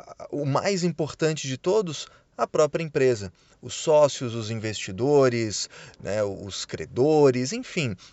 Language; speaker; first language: Portuguese; native; Portuguese